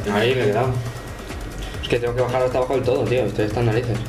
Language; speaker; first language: Spanish; native; Spanish